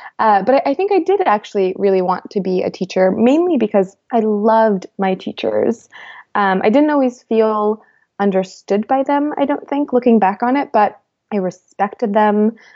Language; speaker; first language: English; early bilingual, other home language; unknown